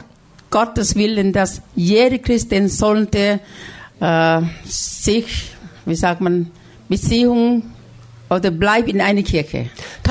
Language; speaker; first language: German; non-native, learner; Thai